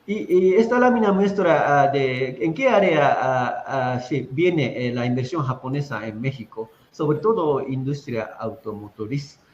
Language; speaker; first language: Spanish; non-native, fluent; Japanese